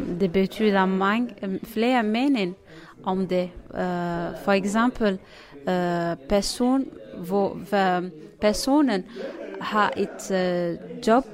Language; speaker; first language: Norwegian; non-native, learner; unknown